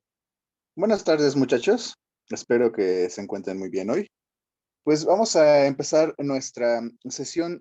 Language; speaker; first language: Spanish; native; Spanish